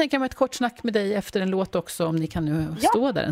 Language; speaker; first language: Swedish; native; Swedish